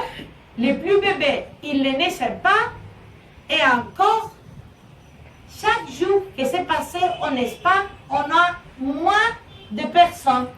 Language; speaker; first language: French; non-native, learner; Spanish